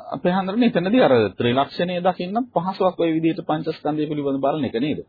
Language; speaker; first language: Sinhala; native; Sinhala